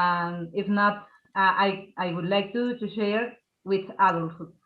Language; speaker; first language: English; non-native, learner; Spanish